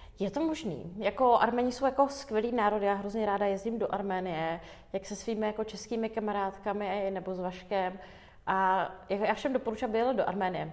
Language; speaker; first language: Czech; early bilingual, other home language; Armenian